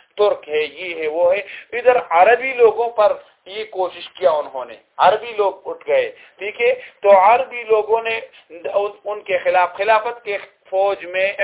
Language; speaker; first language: Urdu; non-native, local second language; Pashto